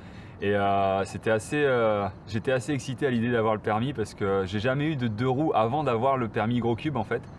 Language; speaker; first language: French; native; French